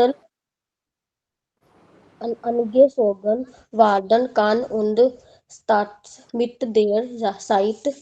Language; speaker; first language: German; non-native, learner; Hindi